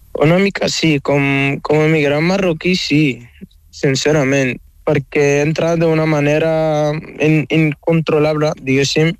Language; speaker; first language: Catalan; non-native, fluent; Arabic